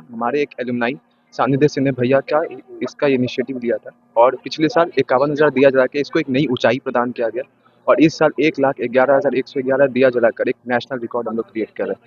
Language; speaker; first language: Hindi; native; Hindi